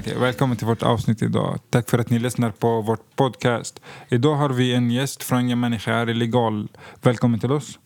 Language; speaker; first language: Swedish; non-native, fluent; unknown